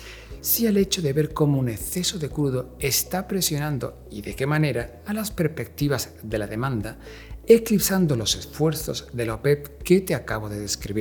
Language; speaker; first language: Spanish; native; Spanish